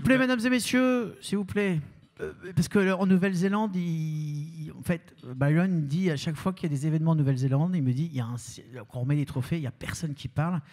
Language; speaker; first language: French; native; French